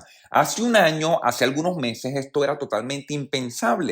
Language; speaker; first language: Spanish; native; Spanish